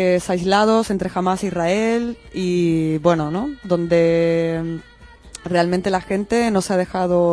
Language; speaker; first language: Spanish; native; Spanish